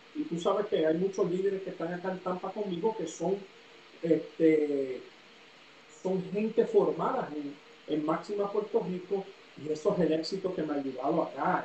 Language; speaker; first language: Spanish; early bilingual, heritage; Spanish